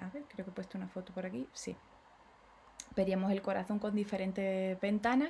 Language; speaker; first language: Spanish; native; Spanish